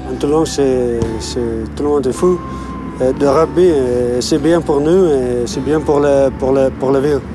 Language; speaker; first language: French; non-native, learner; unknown